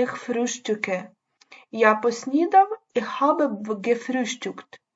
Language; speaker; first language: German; non-native, learner; Ukrainian